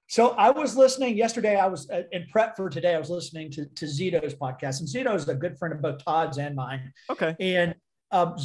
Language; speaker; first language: English; native; English